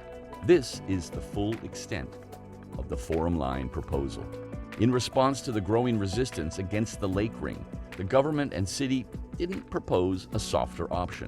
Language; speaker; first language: English; native; English